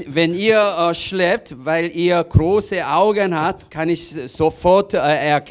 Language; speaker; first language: German; non-native, learner; Korean